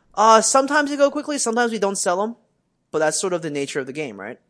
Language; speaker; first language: English; native; English